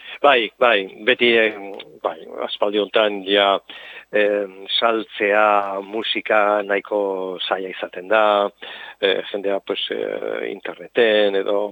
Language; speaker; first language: Basque; non-native, local second language; Spanish